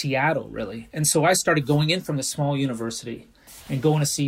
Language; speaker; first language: English; native; English